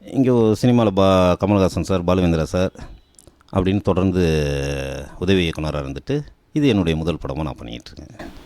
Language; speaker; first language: Tamil; native; Tamil